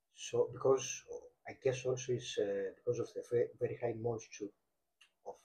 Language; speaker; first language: English; non-native, fluent; Greek